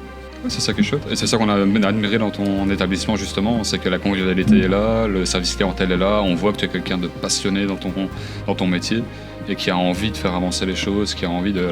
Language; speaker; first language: French; native; French